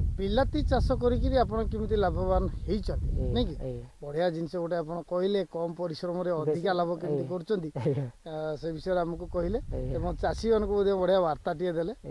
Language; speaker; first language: Odia; native; Odia